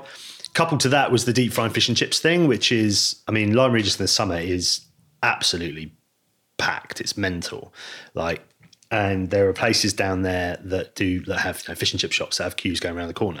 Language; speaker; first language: English; native; English